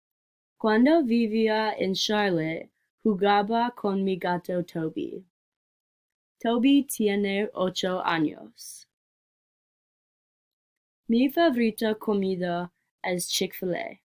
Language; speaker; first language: Spanish; non-native, learner; English